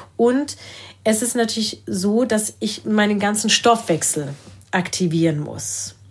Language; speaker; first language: German; early bilingual, other home language; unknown